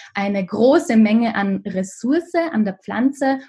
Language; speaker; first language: German; native; German